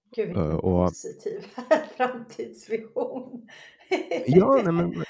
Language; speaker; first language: Swedish; native; Swedish